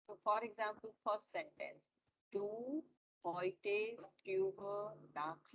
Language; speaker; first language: German; non-native, learner; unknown